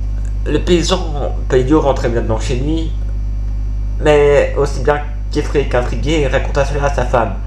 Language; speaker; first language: French; native; French